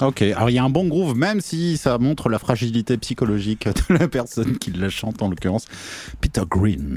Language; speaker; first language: French; native; French